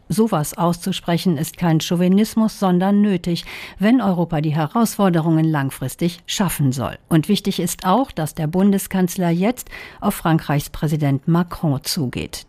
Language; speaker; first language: German; native; German